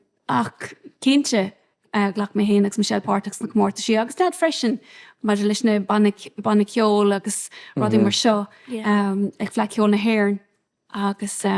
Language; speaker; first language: Irish; non-native, local second language; English